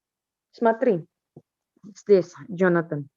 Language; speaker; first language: Russian; non-native, fluent; Indonesian